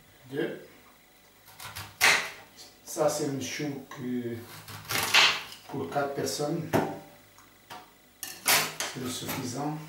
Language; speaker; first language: French; non-native, learner; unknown